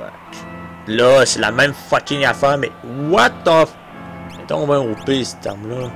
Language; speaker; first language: French; native; French